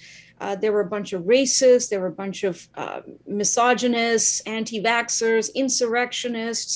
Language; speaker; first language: English; non-native, local second language; Tamil